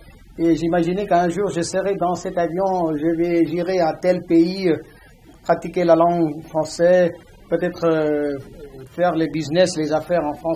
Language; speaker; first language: French; non-native, fluent; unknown